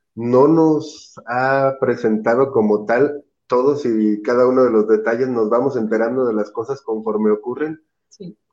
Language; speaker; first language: Spanish; native; Spanish